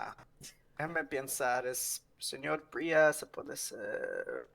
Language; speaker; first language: Spanish; non-native, learner; English